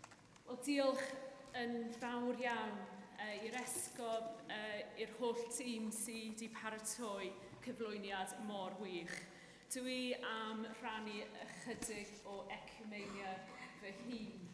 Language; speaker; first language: Welsh; non-native, fluent; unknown